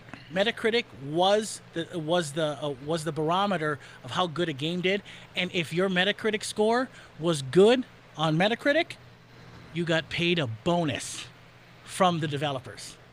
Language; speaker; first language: English; native; English